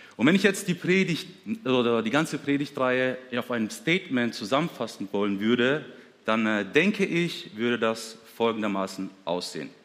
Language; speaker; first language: German; early bilingual, other home language; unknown